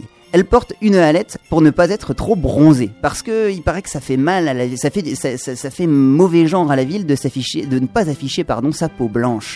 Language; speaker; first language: French; native; French